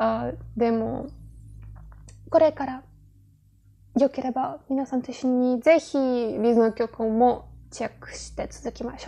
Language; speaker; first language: Japanese; non-native, fluent; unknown